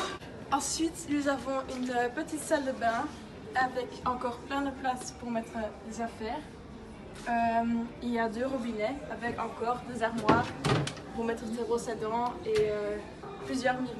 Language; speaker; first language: French; non-native, fluent; Dutch